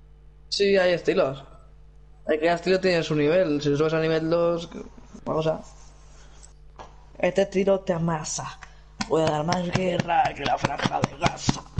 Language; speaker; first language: Spanish; native; Spanish